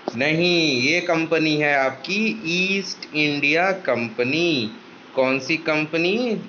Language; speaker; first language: Hindi; native; Hindi